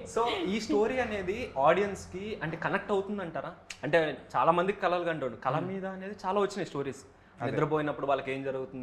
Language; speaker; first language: Telugu; native; Telugu